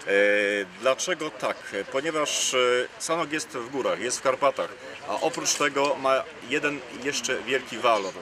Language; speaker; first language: Polish; native; Polish